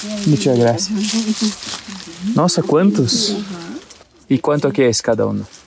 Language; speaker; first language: Spanish; non-native, learner; Portuguese